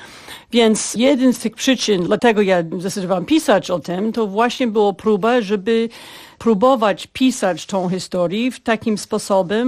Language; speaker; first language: Polish; non-native, fluent; English